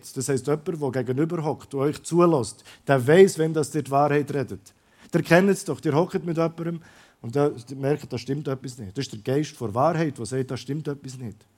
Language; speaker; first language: German; early bilingual, other home language; Croatian